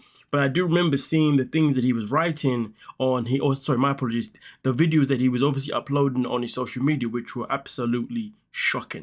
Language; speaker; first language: English; native; English